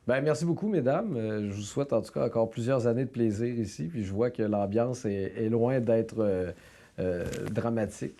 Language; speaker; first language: French; native; French